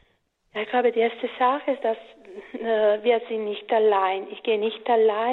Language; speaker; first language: German; non-native, fluent; Italian